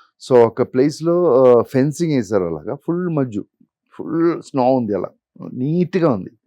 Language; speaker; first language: Telugu; non-native, fluent; Malayalam